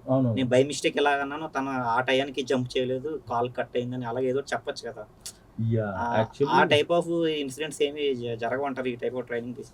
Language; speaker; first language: Telugu; native; Telugu